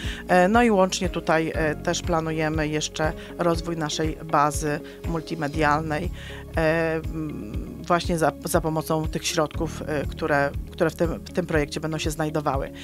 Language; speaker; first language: Polish; native; Polish